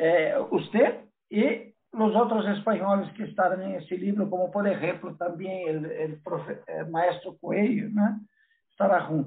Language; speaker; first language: Spanish; non-native, learner; Portuguese